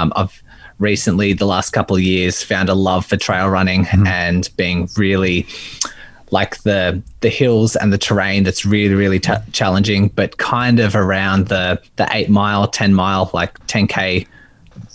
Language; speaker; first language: English; native; English